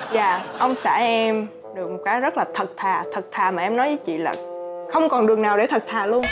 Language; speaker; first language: Vietnamese; native; Vietnamese